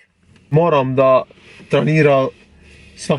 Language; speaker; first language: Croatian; non-native, learner; Albanian